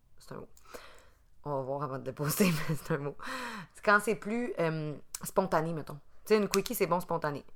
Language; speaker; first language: French; native; French